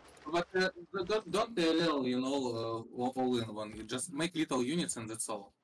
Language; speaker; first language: English; non-native, learner; Russian